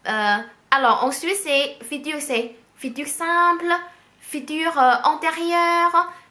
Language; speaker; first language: French; non-native, fluent; Chinese